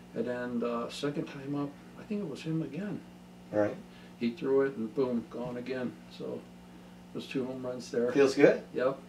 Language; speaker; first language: English; native; English